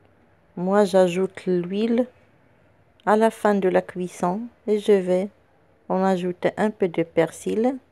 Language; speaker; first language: French; non-native, local second language; Arabic